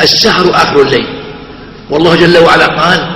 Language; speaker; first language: Arabic; native; Arabic